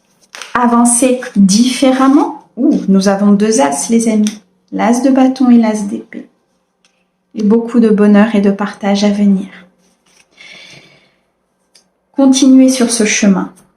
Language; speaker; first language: French; native; French